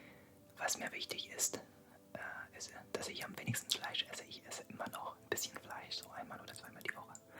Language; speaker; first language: German; non-native, fluent; French